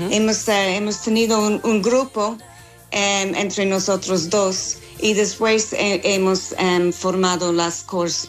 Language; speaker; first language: Spanish; non-native, fluent; English